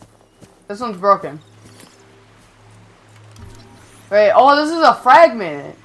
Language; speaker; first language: English; native; English